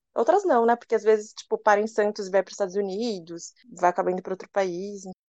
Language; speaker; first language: Portuguese; early bilingual, other home language; Korean